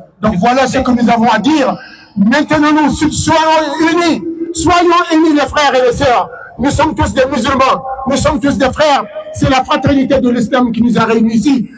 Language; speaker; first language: French; non-native, local second language; Soninke